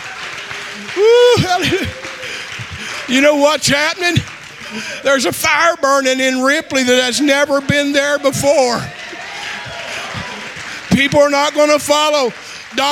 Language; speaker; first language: English; native; English